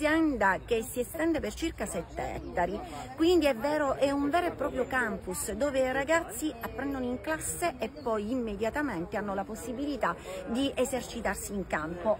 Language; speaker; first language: Italian; native; Italian